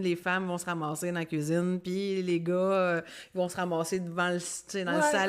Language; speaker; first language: French; native; French